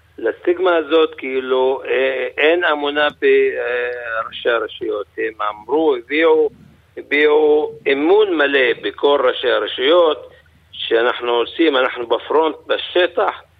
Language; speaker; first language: Hebrew; non-native, local second language; Arabic